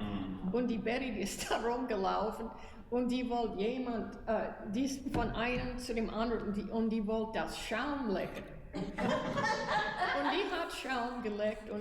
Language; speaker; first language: German; early bilingual, heritage; German